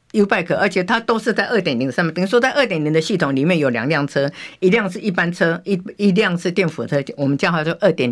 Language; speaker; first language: Chinese; native; Chinese